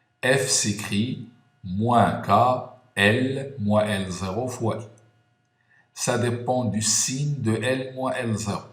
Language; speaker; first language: French; non-native, local second language; Arabic